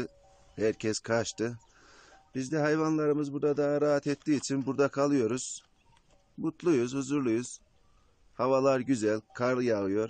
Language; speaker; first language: Turkish; native; Turkish